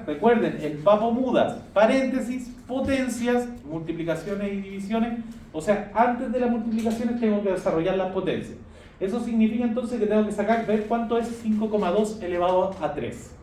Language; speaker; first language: Spanish; native; Spanish